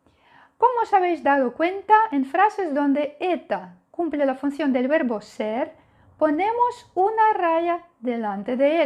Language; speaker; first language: Spanish; non-native, fluent; Russian